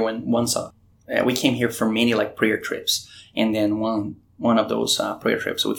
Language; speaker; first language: English; non-native, fluent; Portuguese